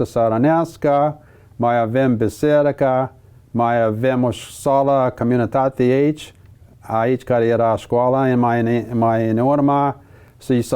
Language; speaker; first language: Romanian; early bilingual, heritage; English